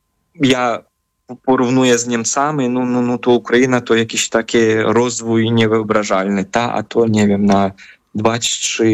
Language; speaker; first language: Polish; non-native, fluent; Ukrainian